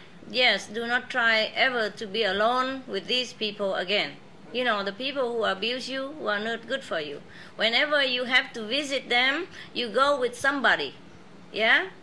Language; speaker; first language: English; non-native, fluent; Vietnamese